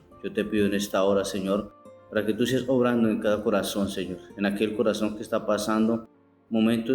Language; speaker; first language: Spanish; native; Spanish